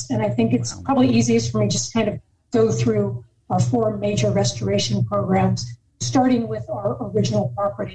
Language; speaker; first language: English; native; English